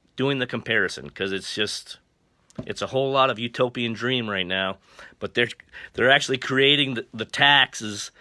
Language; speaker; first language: English; native; English